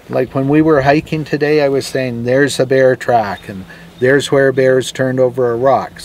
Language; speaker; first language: English; native; English